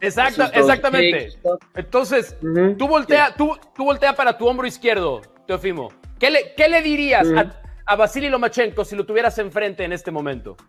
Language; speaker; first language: Spanish; native; Spanish